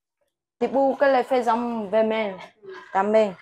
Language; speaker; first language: Portuguese; non-native, learner; Vietnamese